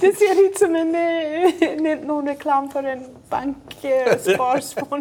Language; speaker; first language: Swedish; non-native, fluent; English